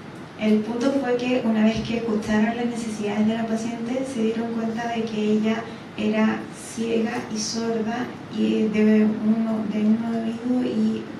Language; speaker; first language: Spanish; native; Spanish